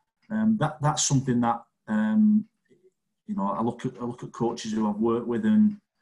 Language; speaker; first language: English; native; English